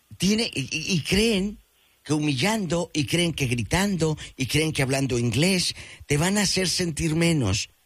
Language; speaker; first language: Spanish; native; Spanish